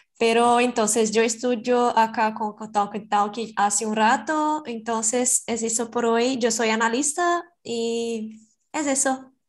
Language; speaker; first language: Spanish; non-native, learner; Portuguese